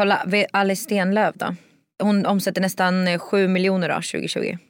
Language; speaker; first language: Swedish; native; Swedish